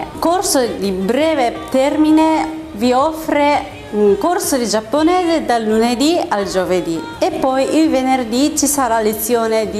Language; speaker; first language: Italian; non-native, fluent; Japanese